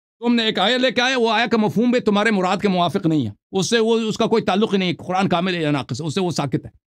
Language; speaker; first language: Urdu; non-native, local second language; Punjabi